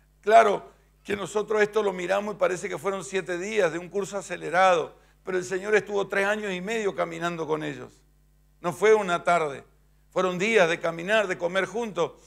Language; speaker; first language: Spanish; native; Spanish